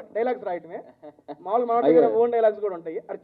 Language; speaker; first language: Telugu; native; Telugu